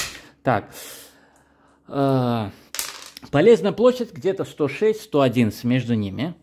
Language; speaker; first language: Russian; native; Russian